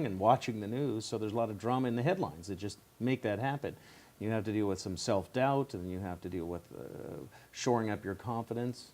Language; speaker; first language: English; native; English